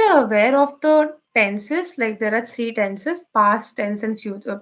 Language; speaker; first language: English; non-native, local second language; Bangla